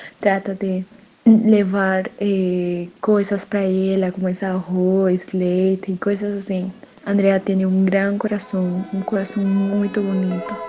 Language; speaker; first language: Portuguese; non-native, learner; Spanish